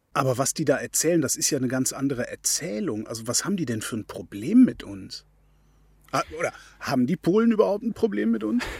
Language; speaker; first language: German; native; German